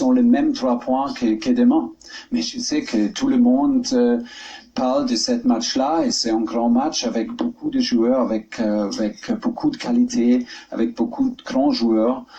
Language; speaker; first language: French; non-native, learner; German